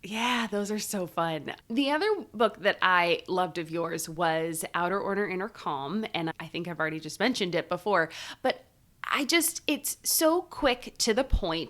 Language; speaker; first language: English; native; English